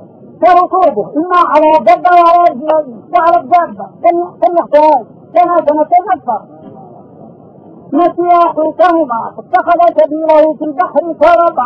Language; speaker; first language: Arabic; native; Arabic